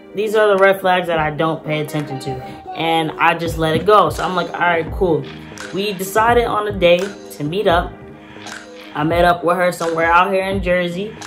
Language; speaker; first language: English; native; English